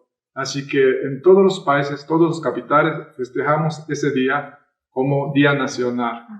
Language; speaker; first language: Spanish; non-native, fluent; Japanese